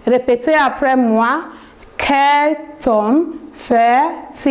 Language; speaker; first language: French; non-native, learner; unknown